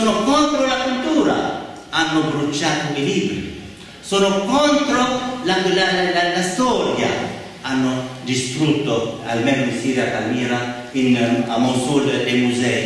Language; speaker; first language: Italian; non-native, fluent; Arabic